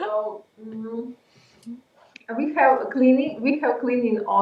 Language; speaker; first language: English; non-native, learner; Ukrainian